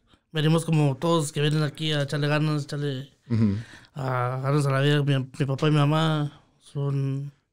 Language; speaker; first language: Spanish; native; Spanish